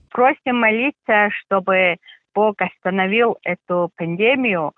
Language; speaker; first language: Russian; non-native, fluent; Mongolian